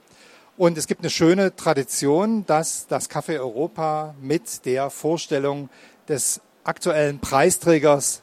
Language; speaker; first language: German; native; German